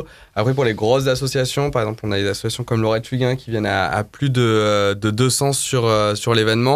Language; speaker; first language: French; native; French